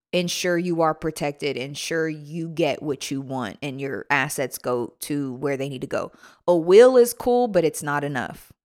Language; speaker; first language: English; native; English